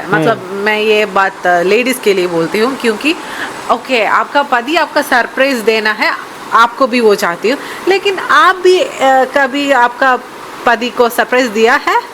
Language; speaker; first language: Hindi; non-native, local second language; Malayalam